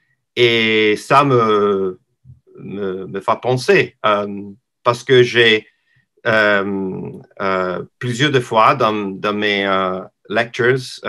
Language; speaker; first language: French; non-native, learner; English